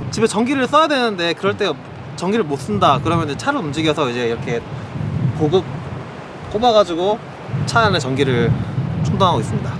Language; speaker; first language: Korean; native; Korean